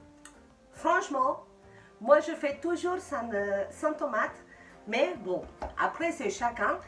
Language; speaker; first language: French; non-native, fluent; Spanish